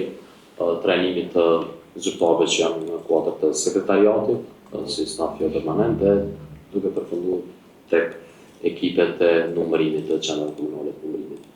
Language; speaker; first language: Albanian; native; Albanian